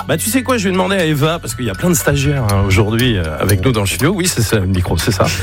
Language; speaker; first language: French; native; French